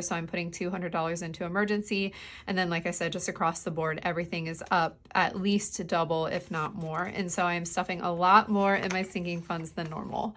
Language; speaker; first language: English; native; English